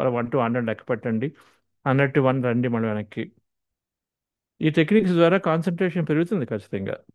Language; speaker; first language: Telugu; native; Telugu